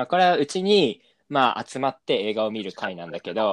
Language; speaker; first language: Japanese; native; Japanese